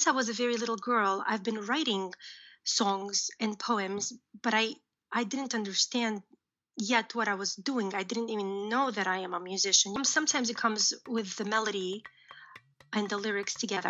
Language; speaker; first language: English; early bilingual, other home language; Uzbek